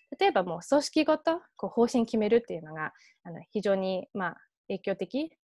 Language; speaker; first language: Japanese; early bilingual, heritage; Japanese